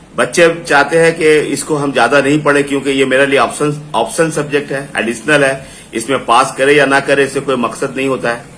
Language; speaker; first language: Hindi; non-native, local second language; Urdu